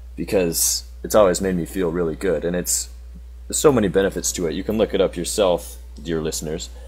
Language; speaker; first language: English; native; English